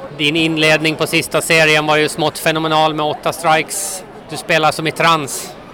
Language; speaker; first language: Swedish; native; Swedish